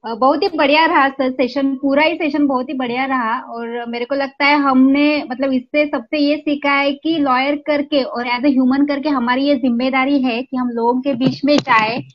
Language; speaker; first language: Hindi; non-native, local second language; Marathi